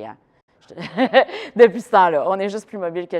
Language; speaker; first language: French; native; French